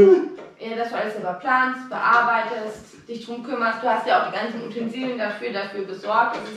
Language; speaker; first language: German; native; German